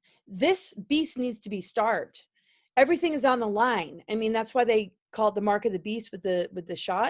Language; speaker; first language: English; native; English